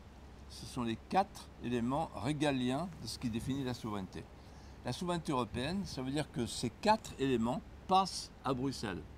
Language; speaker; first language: French; native; French